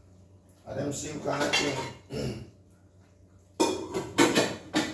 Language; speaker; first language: English; non-native, local second language; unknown